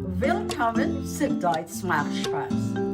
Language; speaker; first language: German; non-native, fluent; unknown